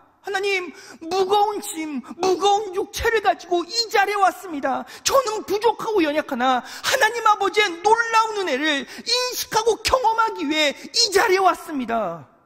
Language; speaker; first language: Korean; native; Korean